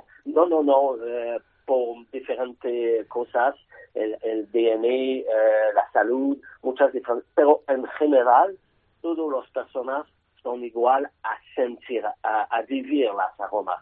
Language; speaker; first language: Spanish; non-native, learner; French